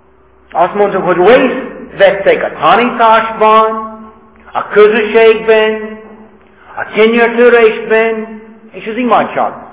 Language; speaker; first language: Hungarian; non-native, fluent; English